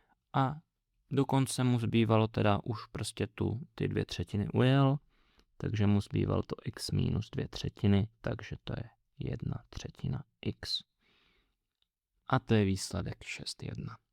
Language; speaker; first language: Czech; native; Czech